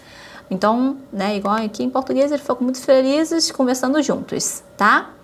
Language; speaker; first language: Portuguese; non-native, fluent; Chinese